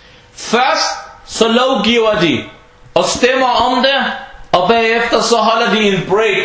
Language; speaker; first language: Danish; early bilingual, other home language; Arabic